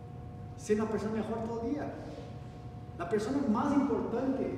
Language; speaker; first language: Spanish; non-native, learner; Portuguese